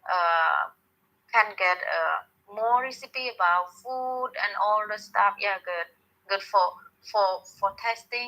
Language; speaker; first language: English; non-native, learner; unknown